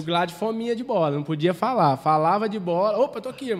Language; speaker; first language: Portuguese; native; Portuguese